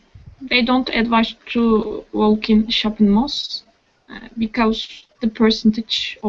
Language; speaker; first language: English; non-native, learner; Turkish